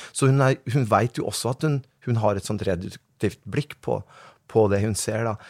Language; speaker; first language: Norwegian; early bilingual, other home language; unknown